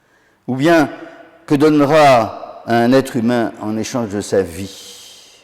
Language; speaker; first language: French; native; French